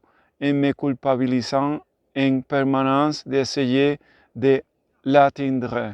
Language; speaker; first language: French; non-native, learner; Spanish